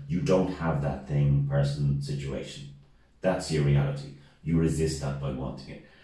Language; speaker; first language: English; native; English